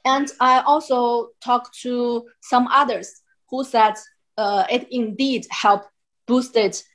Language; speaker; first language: English; non-native, fluent; Chinese